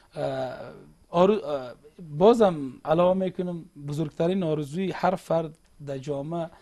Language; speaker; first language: Persian; non-native, local second language; Uzbek